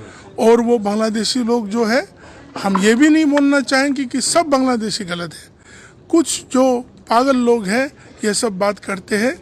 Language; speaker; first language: Hindi; non-native, local second language; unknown